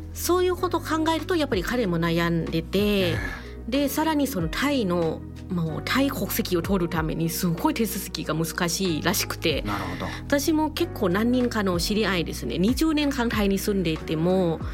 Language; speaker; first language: Japanese; non-native, fluent; Thai